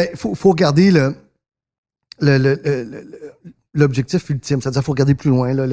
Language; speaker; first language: French; early bilingual, other home language; Spanish